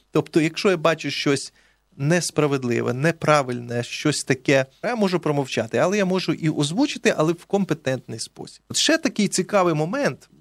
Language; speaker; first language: Ukrainian; native; Ukrainian